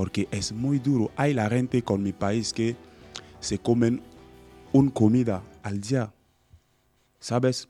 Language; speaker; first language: Spanish; non-native, learner; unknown